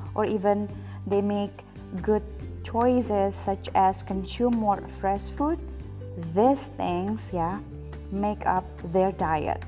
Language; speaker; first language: English; non-native, fluent; Indonesian